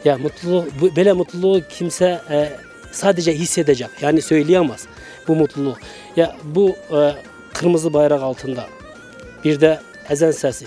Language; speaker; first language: Turkish; early bilingual, heritage; Turkish